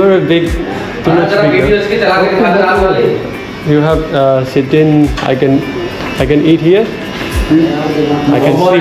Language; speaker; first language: English; non-native, learner; Burmese